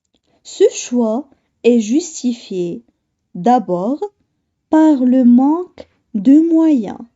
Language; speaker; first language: French; non-native, local second language; Arabic